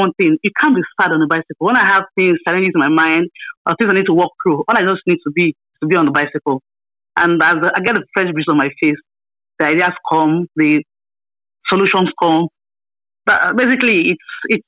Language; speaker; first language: English; non-native, local second language; Yoruba